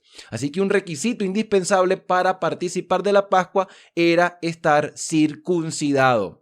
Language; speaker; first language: Spanish; native; Spanish